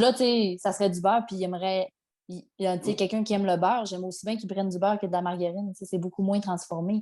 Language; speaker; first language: French; native; French